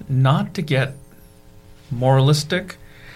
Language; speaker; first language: English; non-native, local second language; Malayalam